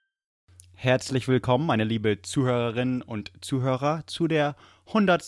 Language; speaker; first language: German; non-native, fluent; English